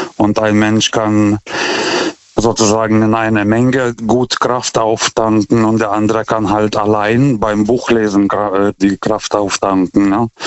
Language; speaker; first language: German; non-native, fluent; Lithuanian